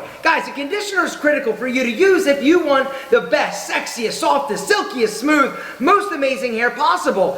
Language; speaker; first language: English; native; English